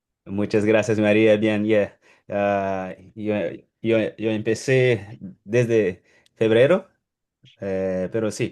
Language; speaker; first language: Spanish; non-native, learner; Portuguese